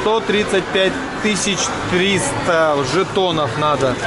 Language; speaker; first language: Russian; native; Russian